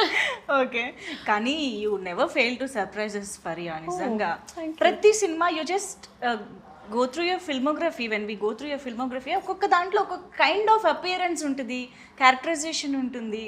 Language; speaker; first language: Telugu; native; Telugu